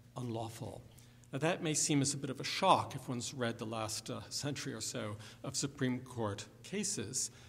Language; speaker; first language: English; native; English